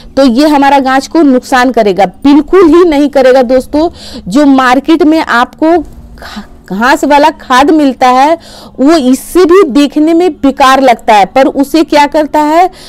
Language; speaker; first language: Hindi; native; Hindi